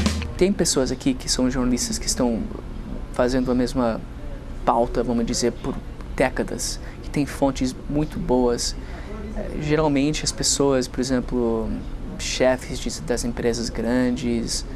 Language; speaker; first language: Portuguese; non-native, fluent; English